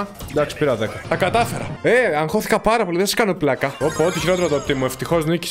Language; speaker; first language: Greek; native; Greek